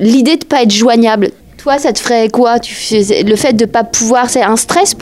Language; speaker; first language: French; native; French